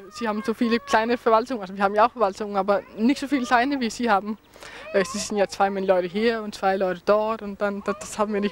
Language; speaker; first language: German; non-native, fluent; Danish